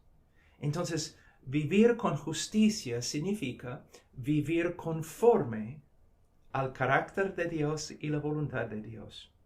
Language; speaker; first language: Spanish; non-native, fluent; English